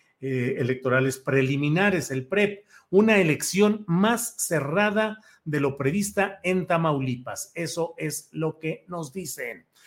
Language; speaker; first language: Spanish; native; Spanish